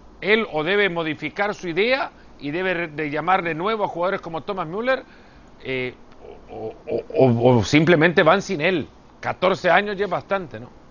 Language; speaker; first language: Spanish; native; Spanish